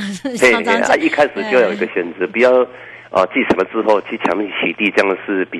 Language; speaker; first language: Chinese; native; Chinese